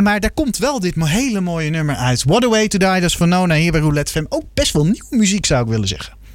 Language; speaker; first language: Dutch; native; Dutch